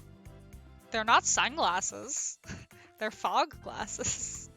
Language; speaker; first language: English; native; English